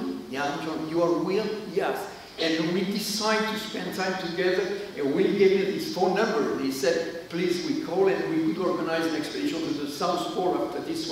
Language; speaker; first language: English; non-native, learner; French